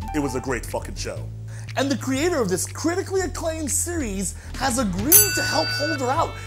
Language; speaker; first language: English; native; English